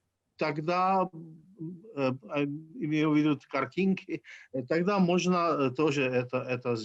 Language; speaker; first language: Russian; non-native, fluent; Czech